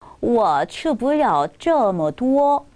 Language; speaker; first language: Chinese; non-native, fluent; Korean